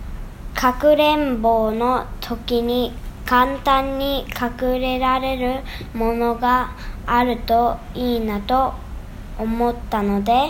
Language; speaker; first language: Japanese; early bilingual, heritage; Japanese